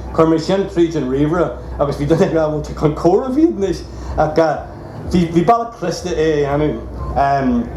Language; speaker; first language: Irish; non-native, local second language; English